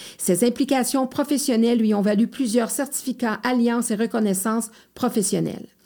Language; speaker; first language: French; native; French